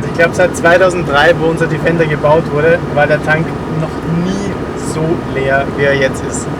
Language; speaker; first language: German; native; German